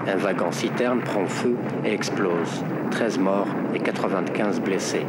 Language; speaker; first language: French; non-native, local second language; Arabic